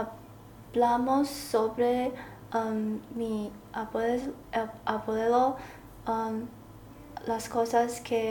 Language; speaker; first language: Spanish; non-native, learner; Chinese